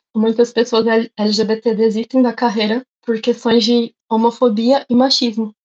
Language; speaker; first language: Portuguese; native; Portuguese